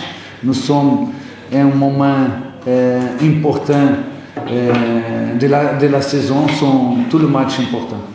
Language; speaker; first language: French; non-native, learner; Portuguese